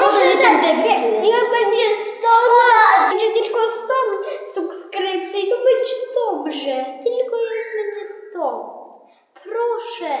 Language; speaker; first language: Polish; early bilingual, heritage; Polish